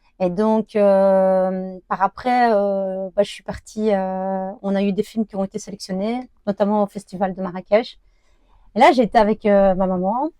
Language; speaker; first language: French; early bilingual, other home language; Arabic